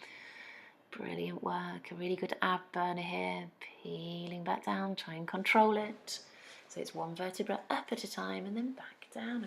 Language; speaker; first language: English; native; English